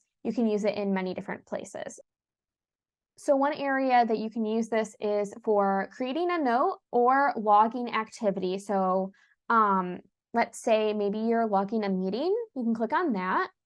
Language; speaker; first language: English; native; English